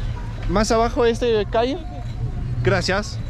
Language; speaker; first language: Spanish; non-native, learner; English